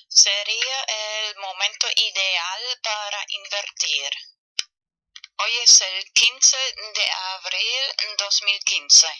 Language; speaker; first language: Spanish; non-native, fluent; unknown